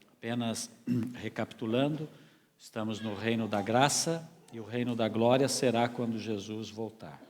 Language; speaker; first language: Portuguese; native; Portuguese